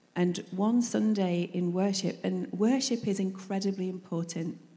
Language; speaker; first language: English; native; English